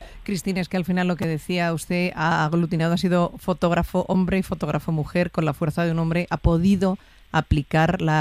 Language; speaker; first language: Spanish; native; Spanish